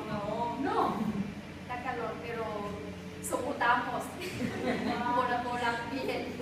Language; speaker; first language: Spanish; non-native, learner; Vietnamese